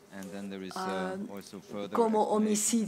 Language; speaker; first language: Spanish; non-native, learner; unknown